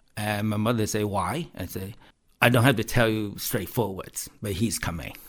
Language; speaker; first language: English; non-native, fluent; Chinese